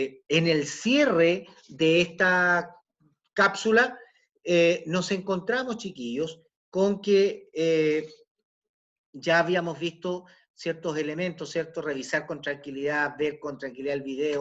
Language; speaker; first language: Spanish; native; Spanish